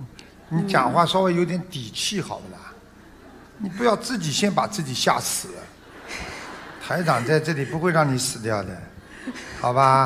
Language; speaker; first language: Chinese; non-native, local second language; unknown